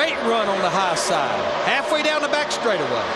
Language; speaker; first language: English; native; English